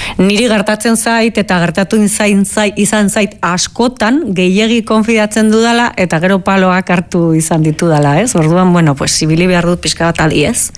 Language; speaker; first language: Basque; non-native, local second language; Spanish